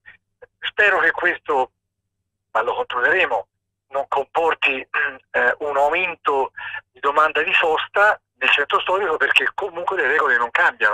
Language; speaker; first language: Italian; native; Italian